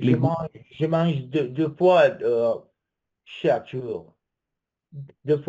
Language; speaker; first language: French; non-native, learner; English